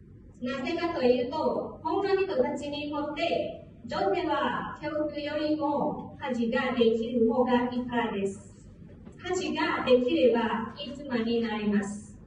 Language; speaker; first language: Japanese; non-native, fluent; Hmong